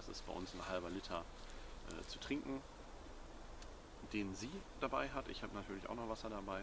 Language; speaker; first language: German; native; German